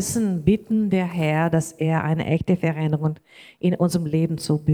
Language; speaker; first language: German; non-native, learner; Portuguese